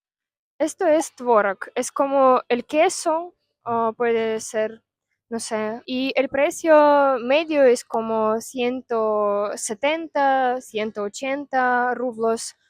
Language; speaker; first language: Spanish; non-native, fluent; Russian